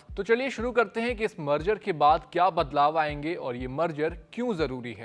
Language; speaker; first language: Hindi; native; Hindi